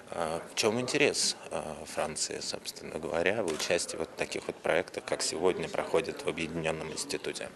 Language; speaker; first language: Russian; native; Russian